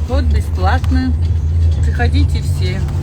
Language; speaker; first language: Russian; non-native, local second language; Chechen